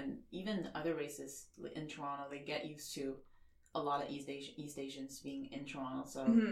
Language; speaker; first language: English; non-native, fluent; Chinese